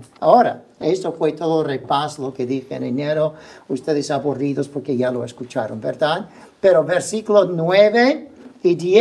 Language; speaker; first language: Spanish; non-native, fluent; English